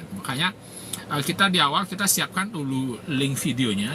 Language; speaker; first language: Indonesian; native; Indonesian